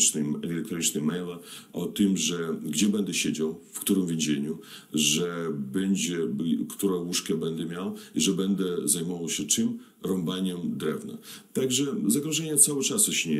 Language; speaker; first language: Polish; non-native, fluent; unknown